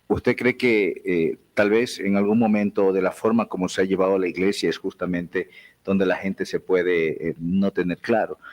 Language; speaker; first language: Spanish; native; Spanish